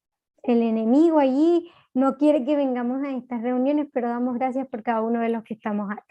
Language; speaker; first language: Spanish; native; Spanish